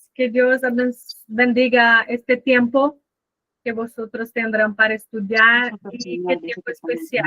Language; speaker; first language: Spanish; non-native, fluent; Portuguese